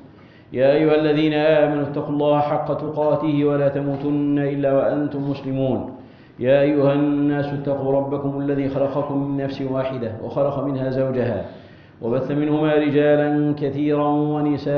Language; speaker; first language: Arabic; native; Arabic